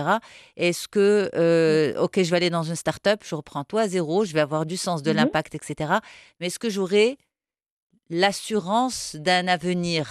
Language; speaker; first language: French; non-native, local second language; Arabic